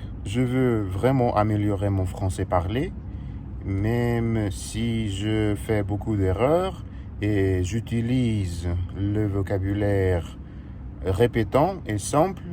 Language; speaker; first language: French; non-native, learner; Russian